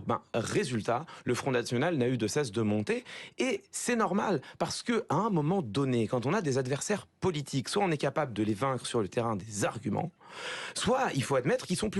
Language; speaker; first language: French; native; French